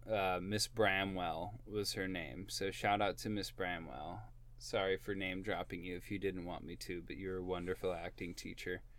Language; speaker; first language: English; native; English